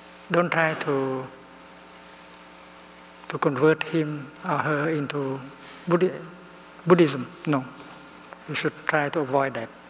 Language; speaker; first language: English; non-native, fluent; Vietnamese